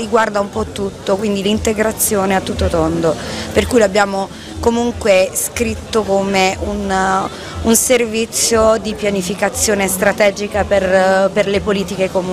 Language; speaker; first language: Italian; native; Italian